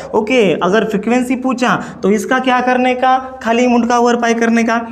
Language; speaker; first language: Hindi; non-native, local second language; Marathi